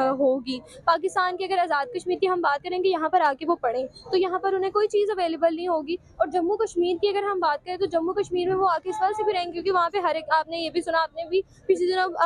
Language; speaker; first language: Urdu; native; Urdu